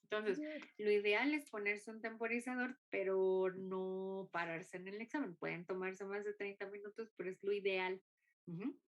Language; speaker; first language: Spanish; non-native, fluent; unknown